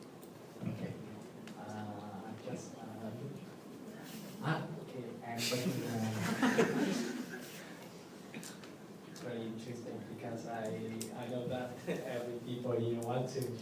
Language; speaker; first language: English; non-native, learner; Vietnamese